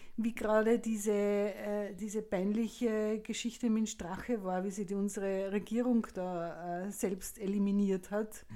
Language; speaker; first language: German; native; German